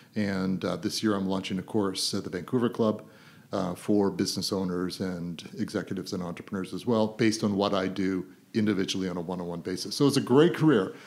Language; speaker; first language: English; native; English